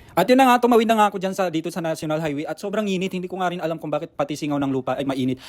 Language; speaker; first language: Filipino; non-native, local second language; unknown